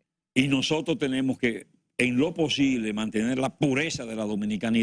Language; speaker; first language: Spanish; native; Spanish